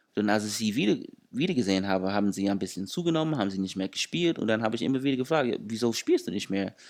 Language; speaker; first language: German; non-native, fluent; English